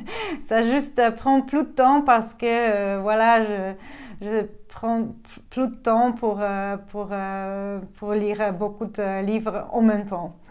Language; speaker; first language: French; non-native, fluent; Polish